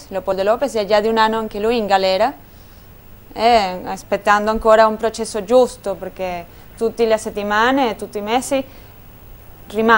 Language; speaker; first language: Italian; non-native, fluent; Spanish